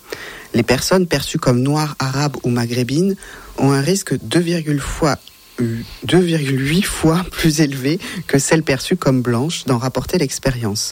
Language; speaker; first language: French; native; French